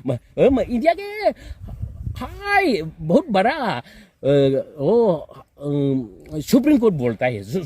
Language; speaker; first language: Hindi; non-native, local second language; Manipuri